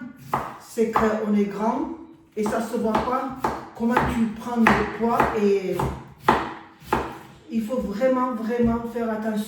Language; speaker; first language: French; non-native, fluent; Armenian